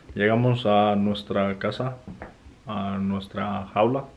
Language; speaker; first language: Spanish; early bilingual, heritage; Spanish